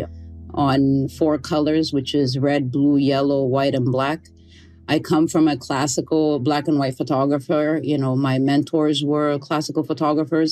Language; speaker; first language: English; native; English